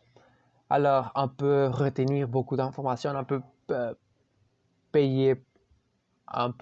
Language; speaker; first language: French; non-native, learner; Spanish